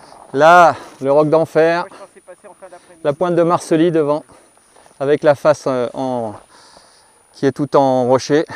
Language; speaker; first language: French; native; French